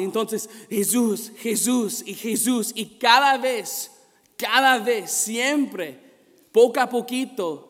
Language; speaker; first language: Spanish; non-native, fluent; English